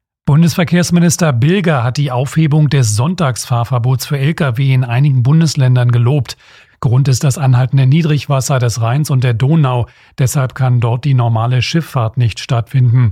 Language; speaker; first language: German; native; German